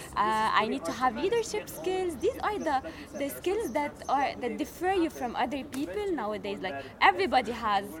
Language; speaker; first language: English; non-native, fluent; Arabic